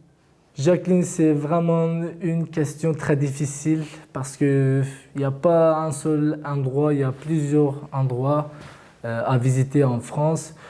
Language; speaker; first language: French; non-native, learner; Kurdish